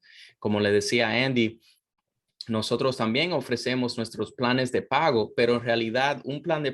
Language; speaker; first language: Spanish; non-native, fluent; English